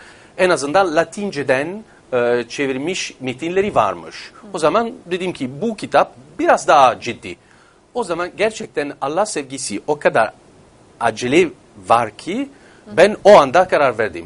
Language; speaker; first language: Turkish; non-native, fluent; Italian